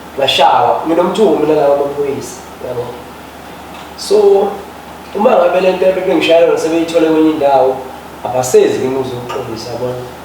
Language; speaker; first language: Zulu; native; Zulu